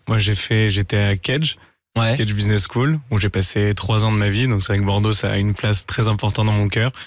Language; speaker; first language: French; native; French